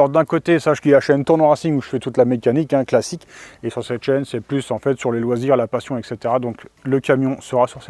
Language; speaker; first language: French; native; French